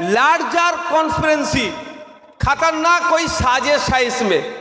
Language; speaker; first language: Hindi; non-native, local second language; Bangla